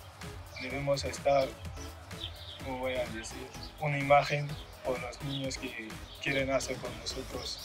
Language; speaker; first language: Spanish; non-native, learner; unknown